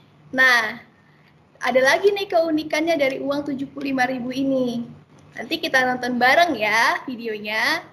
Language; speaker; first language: Indonesian; native; Indonesian